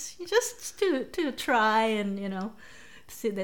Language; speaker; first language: English; non-native, fluent; Japanese